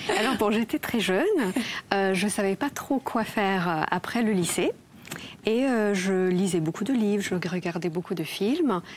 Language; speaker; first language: French; non-native, fluent; Polish